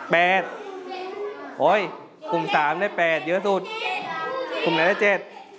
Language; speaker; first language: Thai; native; Thai